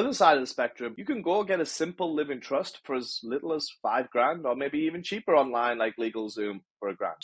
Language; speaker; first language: English; native; English